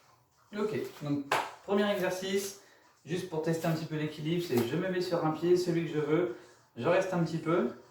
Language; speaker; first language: French; native; French